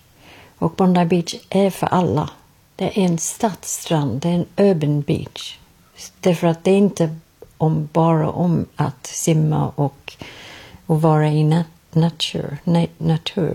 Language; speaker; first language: Swedish; non-native, fluent; English